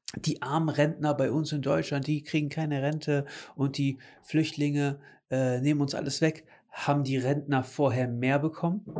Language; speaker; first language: German; early bilingual, other home language; Portuguese